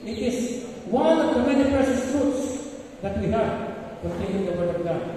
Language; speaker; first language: English; non-native, local second language; Filipino